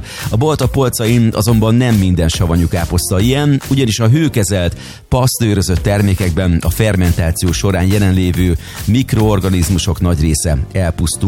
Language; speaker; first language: Hungarian; native; Hungarian